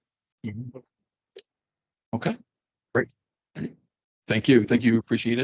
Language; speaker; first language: English; native; English